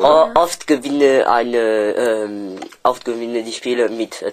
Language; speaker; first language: German; non-native, learner; French